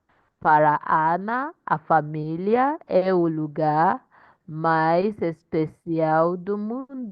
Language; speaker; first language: Portuguese; non-native, fluent; English